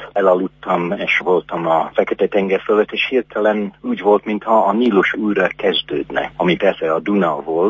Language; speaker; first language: Hungarian; non-native, fluent; English